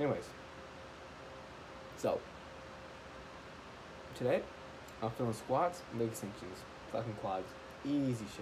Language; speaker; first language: English; native; English